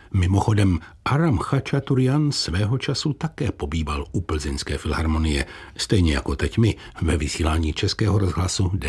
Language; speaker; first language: Czech; native; Czech